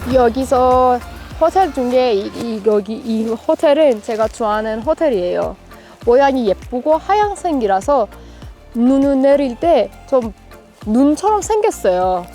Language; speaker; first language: Korean; non-native, learner; Persian